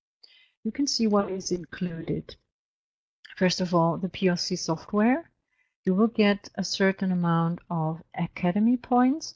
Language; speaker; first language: English; non-native, fluent; German